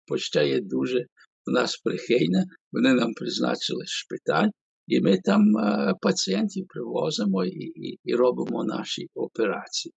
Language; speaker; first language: Ukrainian; early bilingual, heritage; Ukrainian